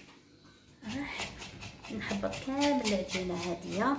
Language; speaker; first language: Arabic; native; Arabic